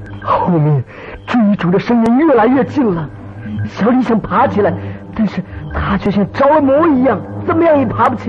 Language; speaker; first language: Chinese; native; Chinese